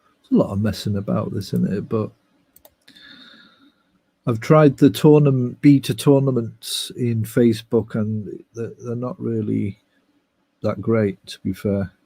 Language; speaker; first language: English; native; English